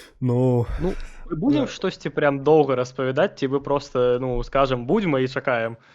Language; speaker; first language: Belarusian; non-native, local second language; Russian